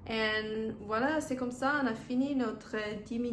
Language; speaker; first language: French; non-native, fluent; English